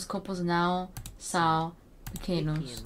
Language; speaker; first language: Portuguese; non-native, learner; English